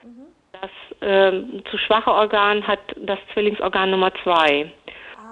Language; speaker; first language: German; native; German